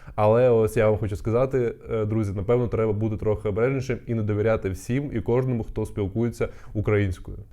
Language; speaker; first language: Ukrainian; non-native, local second language; Russian